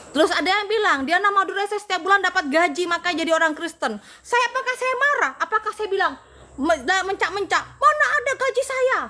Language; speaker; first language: Indonesian; non-native, local second language; Madurese